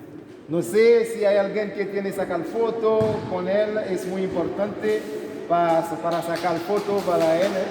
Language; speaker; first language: Spanish; non-native, learner; Haitian Creole